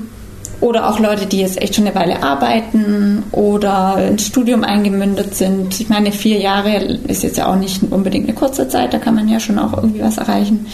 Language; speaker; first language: German; native; German